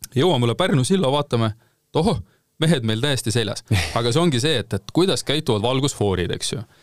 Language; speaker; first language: Estonian; native; Estonian